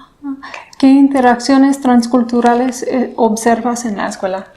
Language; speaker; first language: Spanish; non-native, fluent; English